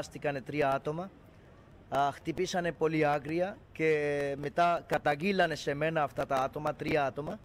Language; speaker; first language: Greek; non-native, fluent; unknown